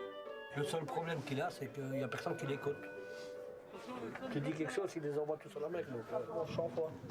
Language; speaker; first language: French; native; French